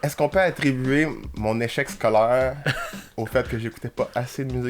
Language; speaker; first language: French; native; French